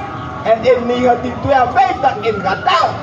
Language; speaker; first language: Dutch; non-native, local second language; Sranan Tongo